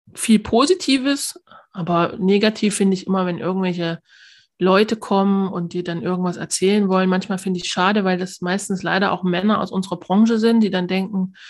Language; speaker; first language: German; native; German